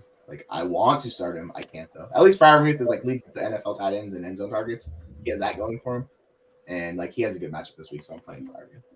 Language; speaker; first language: English; native; English